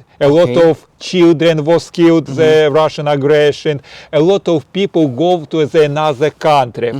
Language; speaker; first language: English; non-native, learner; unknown